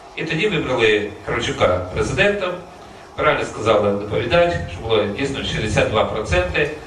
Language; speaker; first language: Ukrainian; native; Ukrainian